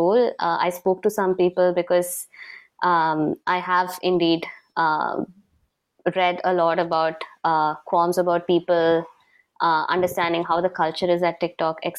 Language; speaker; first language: English; non-native, local second language; Tamil